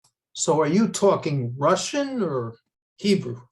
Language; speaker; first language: English; native; English